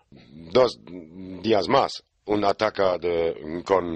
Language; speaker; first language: Spanish; non-native, learner; German